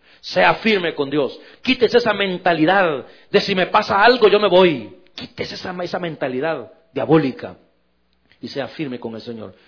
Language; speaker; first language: Spanish; native; Spanish